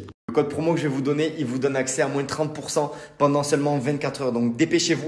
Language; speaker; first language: French; native; French